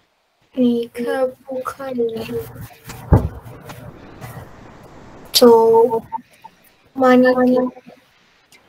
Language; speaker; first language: Chinese; non-native, learner; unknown